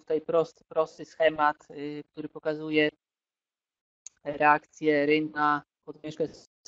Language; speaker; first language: Polish; native; Polish